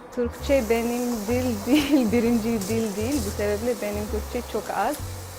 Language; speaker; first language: Turkish; non-native, learner; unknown